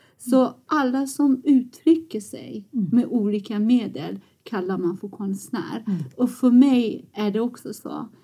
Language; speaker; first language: Swedish; early bilingual, other home language; Persian